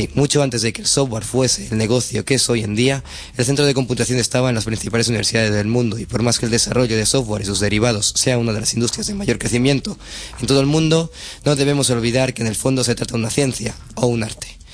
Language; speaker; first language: Spanish; non-native, local second language; Catalan